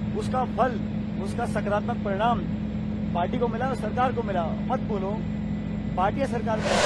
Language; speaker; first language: Hindi; native; Hindi